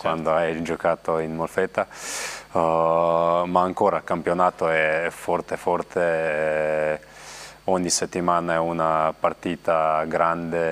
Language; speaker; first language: Italian; non-native, learner; Slovenian